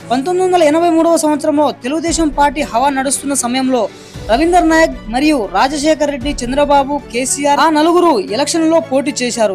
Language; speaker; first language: Telugu; non-native, local second language; Lambadi